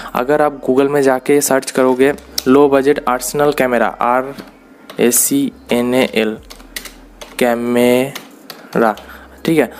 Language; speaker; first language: Hindi; non-native, local second language; Bangla